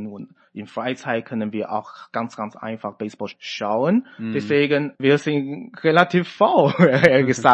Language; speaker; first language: German; non-native, fluent; Chinese